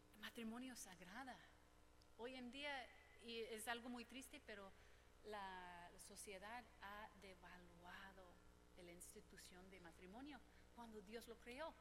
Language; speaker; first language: Spanish; non-native, fluent; English